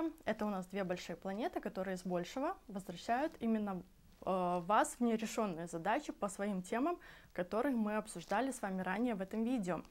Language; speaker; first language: Russian; native; Russian